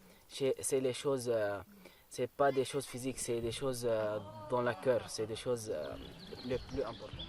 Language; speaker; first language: French; non-native, learner; Arabic